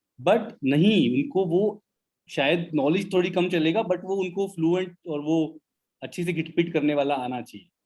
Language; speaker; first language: Hindi; native; Hindi